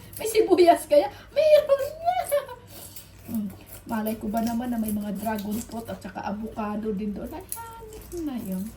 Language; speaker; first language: Filipino; native; Filipino